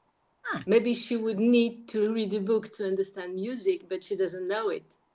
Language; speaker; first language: English; non-native, learner; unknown